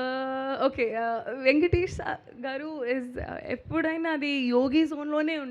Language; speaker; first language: Telugu; non-native, learner; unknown